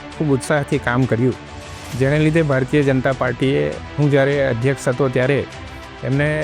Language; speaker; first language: Gujarati; native; Gujarati